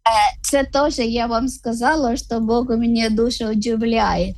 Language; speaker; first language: Ukrainian; non-native, learner; Malayalam